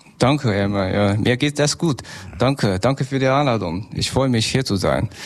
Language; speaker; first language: German; non-native, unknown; Chinese